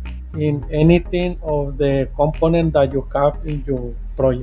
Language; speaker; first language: English; non-native, fluent; Spanish